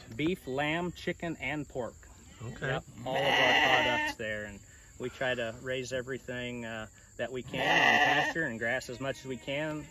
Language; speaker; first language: English; native; English